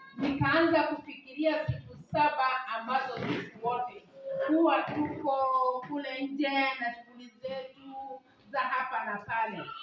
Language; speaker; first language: Swahili; non-native, local second language; Kikuyu